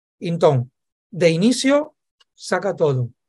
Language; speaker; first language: Spanish; native; Spanish